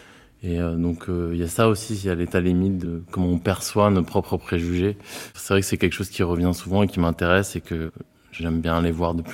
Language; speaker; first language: French; native; French